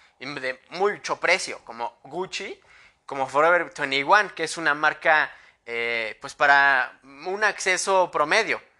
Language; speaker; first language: Spanish; native; Spanish